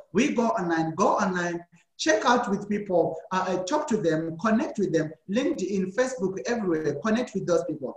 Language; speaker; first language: English; non-native, local second language; Shona